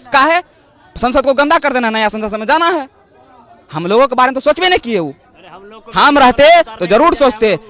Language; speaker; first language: Hindi; native; Hindi